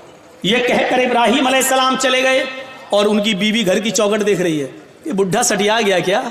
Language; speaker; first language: Urdu; native; Urdu